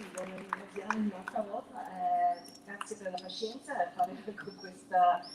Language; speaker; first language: Italian; early bilingual, heritage; Italian